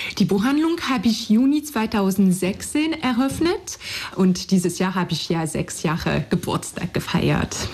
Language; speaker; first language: German; non-native, fluent; French